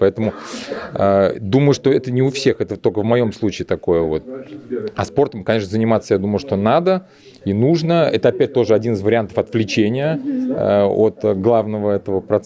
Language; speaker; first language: Russian; native; Russian